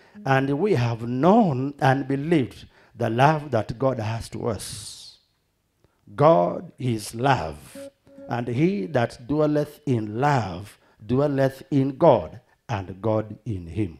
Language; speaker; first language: English; non-native, local second language; Swahili